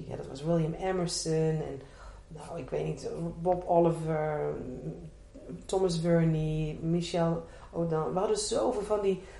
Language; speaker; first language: Dutch; native; Dutch